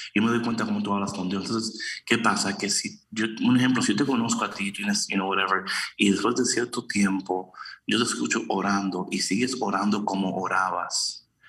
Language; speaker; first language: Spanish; early bilingual, heritage; Spanish